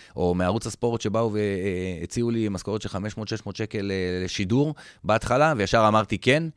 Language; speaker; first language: Hebrew; native; Hebrew